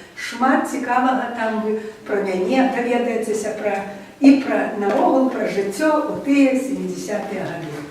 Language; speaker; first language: Belarusian; native; Belarusian